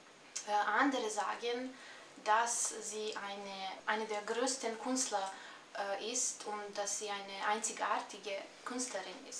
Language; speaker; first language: German; non-native, fluent; Serbian